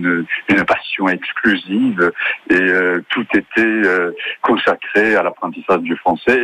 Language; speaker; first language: French; non-native, fluent; Japanese